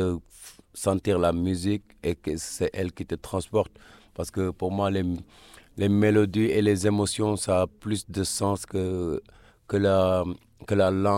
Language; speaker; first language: French; non-native, local second language; Wolof